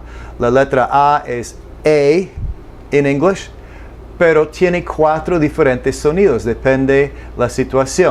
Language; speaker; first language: Spanish; non-native, fluent; English